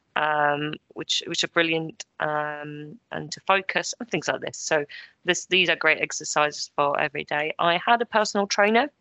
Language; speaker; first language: English; early bilingual, other home language; Polish